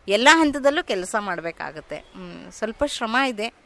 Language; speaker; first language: Kannada; native; Kannada